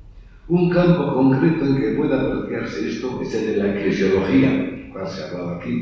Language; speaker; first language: Spanish; native; Spanish